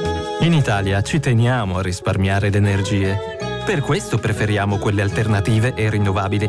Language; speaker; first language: Italian; native; Italian